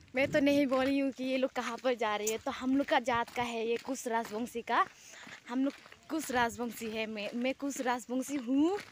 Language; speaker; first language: Hindi; non-native, local second language; Assamese